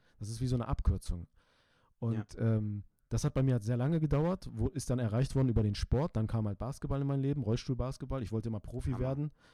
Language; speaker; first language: German; early bilingual, other home language; Turkish